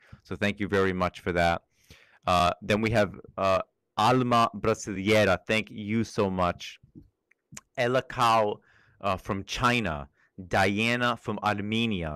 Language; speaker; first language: English; non-native, fluent; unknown